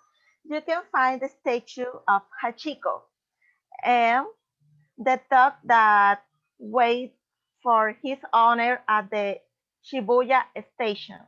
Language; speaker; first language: English; non-native, learner; Spanish